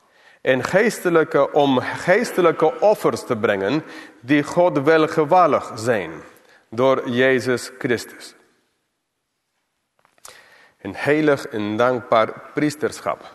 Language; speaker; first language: Dutch; non-native, fluent; English